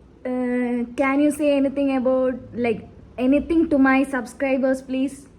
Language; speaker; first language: English; non-native, local second language; Malayalam